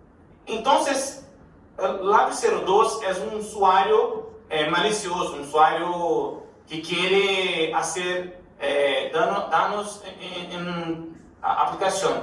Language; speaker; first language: Spanish; non-native, learner; Portuguese